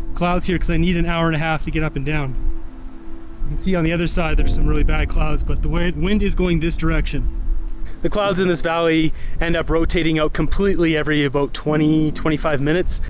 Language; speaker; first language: English; native; English